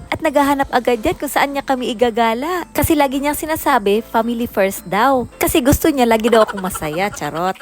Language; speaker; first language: Filipino; native; Filipino